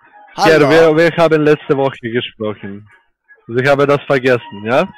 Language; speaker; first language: German; non-native, learner; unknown